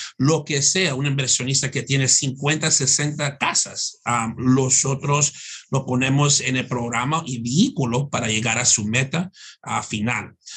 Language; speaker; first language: Spanish; early bilingual, heritage; Spanish